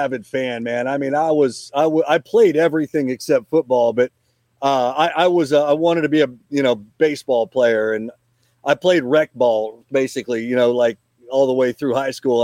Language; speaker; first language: English; native; English